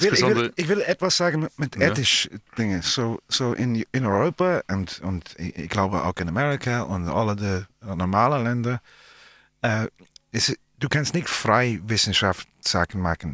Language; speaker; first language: German; non-native, learner; English